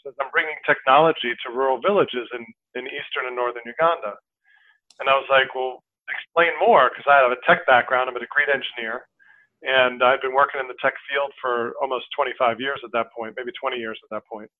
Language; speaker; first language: English; native; English